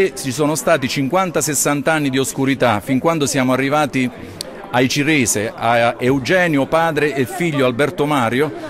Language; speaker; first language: Italian; native; Italian